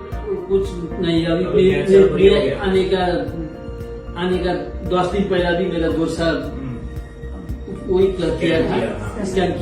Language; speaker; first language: Hindi; non-native, learner; Nepali